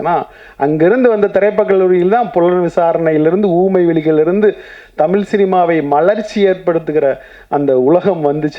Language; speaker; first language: Tamil; native; Tamil